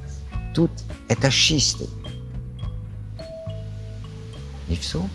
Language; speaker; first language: Russian; non-native, learner; French